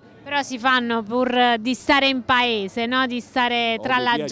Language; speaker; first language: Italian; native; Italian